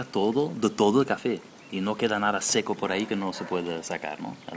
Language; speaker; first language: Spanish; non-native, fluent; Dutch